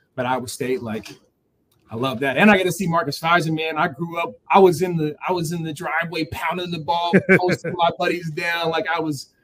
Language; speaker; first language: English; native; English